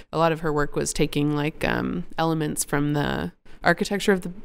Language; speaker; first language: English; native; English